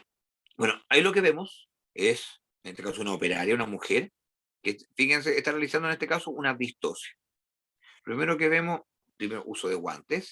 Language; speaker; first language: Spanish; native; Spanish